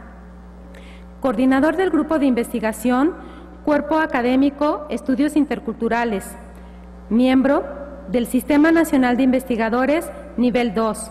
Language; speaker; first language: Spanish; native; Spanish